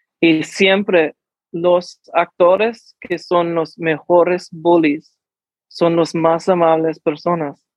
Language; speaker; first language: Spanish; early bilingual, heritage; English